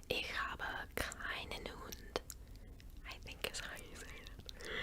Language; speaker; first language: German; non-native, learner; English